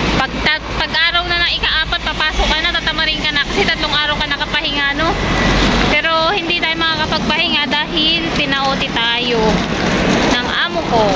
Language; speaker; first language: Filipino; native; Filipino